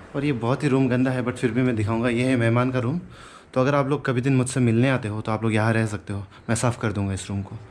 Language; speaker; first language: Hindi; non-native, local second language; Adi